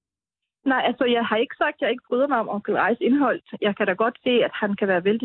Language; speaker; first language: Danish; native; Danish